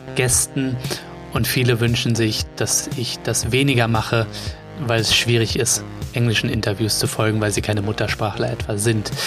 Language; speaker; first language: German; native; German